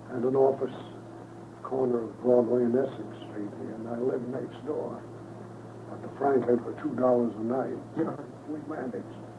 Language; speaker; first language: English; native; English